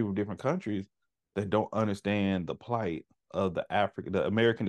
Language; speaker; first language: English; native; English